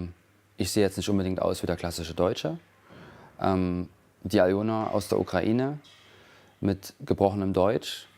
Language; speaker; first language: German; native; German